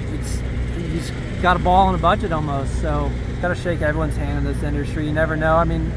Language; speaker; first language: English; native; English